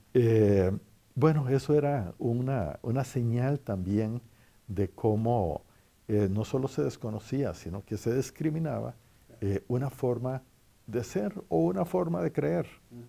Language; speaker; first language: Spanish; native; Spanish